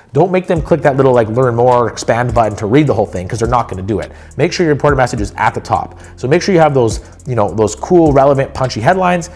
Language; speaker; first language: English; native; English